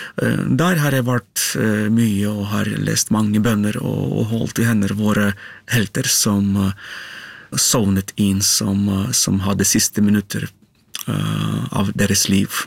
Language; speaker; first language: Norwegian; non-native, learner; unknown